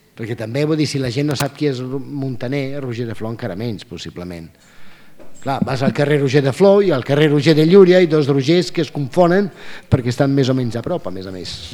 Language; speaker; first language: Catalan; non-native, fluent; Italian